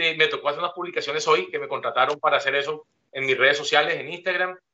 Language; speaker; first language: Spanish; native; Spanish